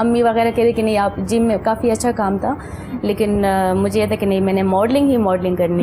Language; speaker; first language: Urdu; non-native, local second language; Pashto